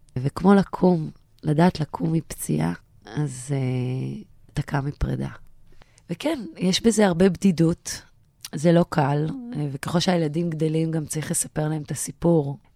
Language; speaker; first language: Hebrew; native; Hebrew